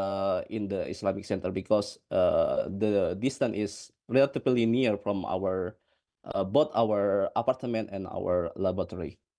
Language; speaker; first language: English; non-native, fluent; Indonesian